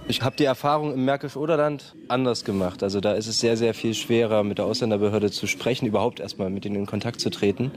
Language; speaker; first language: German; native; German